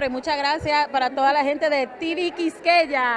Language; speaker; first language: Spanish; early bilingual, heritage; Spanish